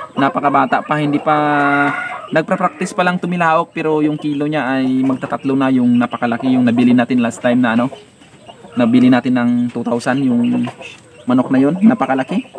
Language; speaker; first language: Filipino; non-native, local second language; Iloko